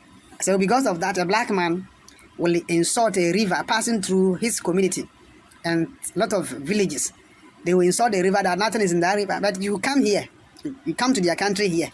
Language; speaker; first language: English; non-native, local second language; Akan